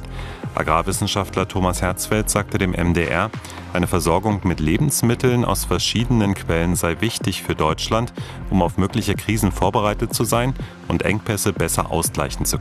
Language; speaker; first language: German; native; German